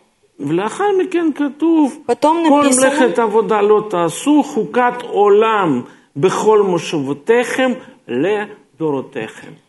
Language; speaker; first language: Hebrew; non-native, fluent; Russian